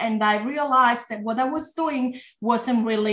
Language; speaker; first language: English; non-native, fluent; Italian